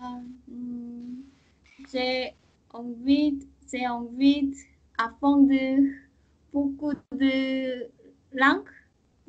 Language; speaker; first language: French; non-native, learner; Korean